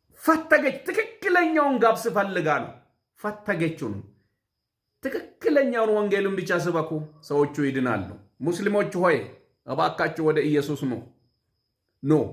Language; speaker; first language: Amharic; non-native, local second language; Oromo